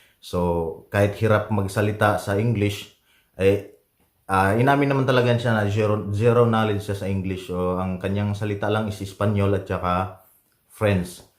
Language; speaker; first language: Filipino; native; Filipino